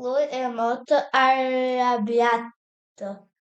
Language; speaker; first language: Italian; non-native, learner; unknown